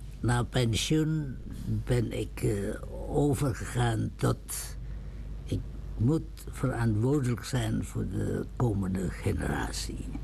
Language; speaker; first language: Dutch; non-native, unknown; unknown